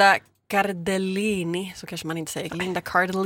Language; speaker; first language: Swedish; native; Swedish